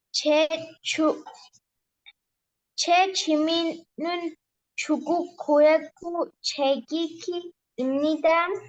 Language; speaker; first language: Korean; non-native, learner; Spanish